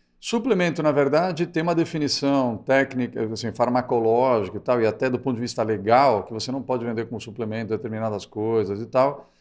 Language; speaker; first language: Portuguese; early bilingual, other home language; Spanish